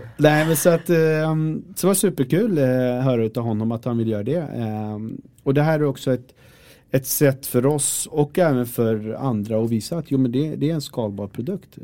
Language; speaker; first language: Swedish; early bilingual, other home language; Kurdish